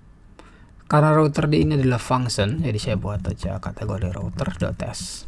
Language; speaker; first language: Indonesian; native; Indonesian